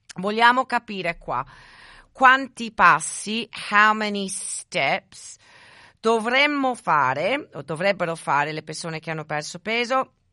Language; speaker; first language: Italian; early bilingual, other home language; English